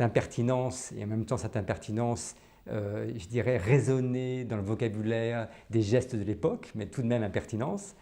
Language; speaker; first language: French; native; French